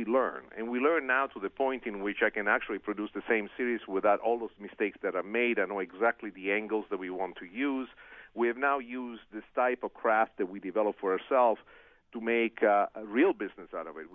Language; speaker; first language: English; non-native, fluent; Italian